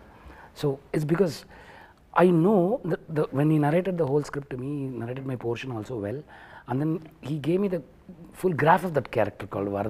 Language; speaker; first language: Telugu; non-native, learner; Tamil